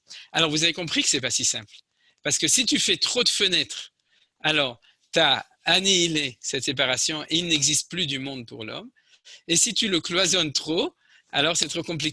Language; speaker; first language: French; native; French